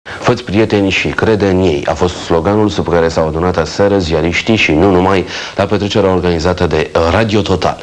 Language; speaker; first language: Romanian; native; Romanian